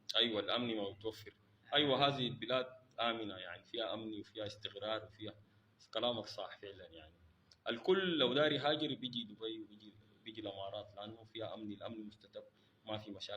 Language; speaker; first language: Arabic; native; Arabic